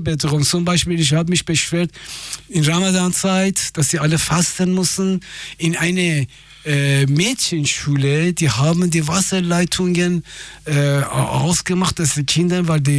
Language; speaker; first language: German; non-native, fluent; Persian